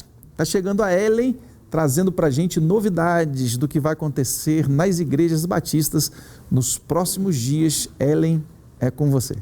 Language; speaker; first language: Portuguese; native; Portuguese